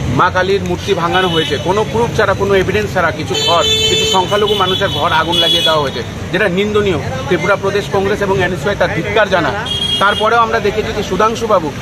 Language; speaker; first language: Bangla; native; Bangla